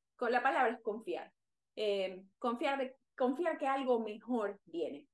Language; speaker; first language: Spanish; native; Spanish